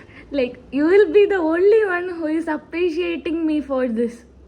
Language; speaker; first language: English; non-native, local second language; Malayalam